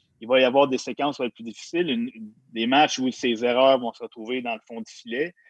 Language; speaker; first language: French; native; French